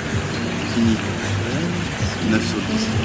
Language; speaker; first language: French; native; French